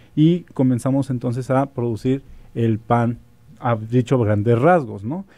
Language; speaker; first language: Spanish; native; Spanish